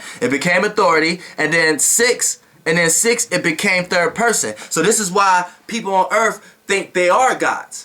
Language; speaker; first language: English; native; English